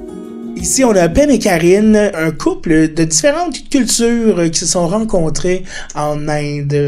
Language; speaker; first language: French; native; French